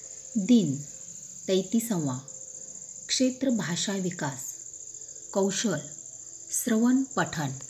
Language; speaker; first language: Hindi; non-native, local second language; Marathi